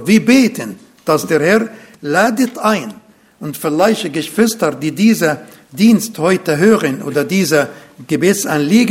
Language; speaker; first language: German; non-native, fluent; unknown